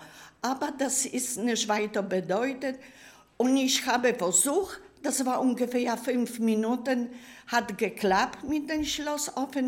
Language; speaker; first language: German; non-native, learner; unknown